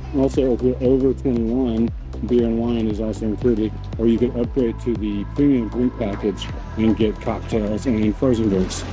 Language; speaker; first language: English; native; English